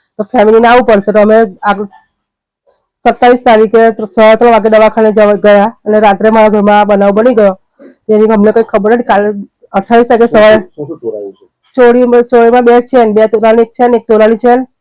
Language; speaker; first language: Gujarati; native; Gujarati